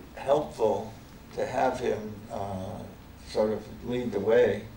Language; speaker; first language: English; native; English